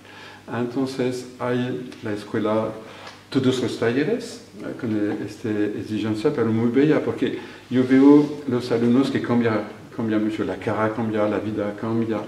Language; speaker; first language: Spanish; non-native, fluent; French